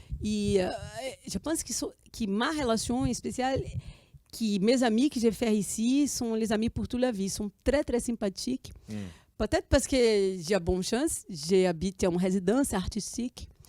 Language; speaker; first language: French; non-native, fluent; Portuguese